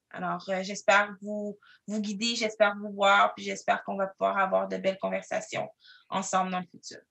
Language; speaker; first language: French; early bilingual, other home language; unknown